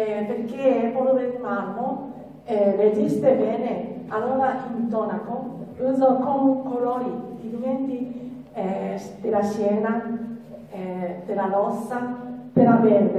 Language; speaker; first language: Italian; non-native, learner; Japanese